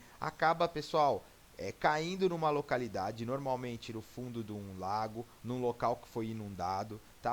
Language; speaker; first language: Portuguese; native; Portuguese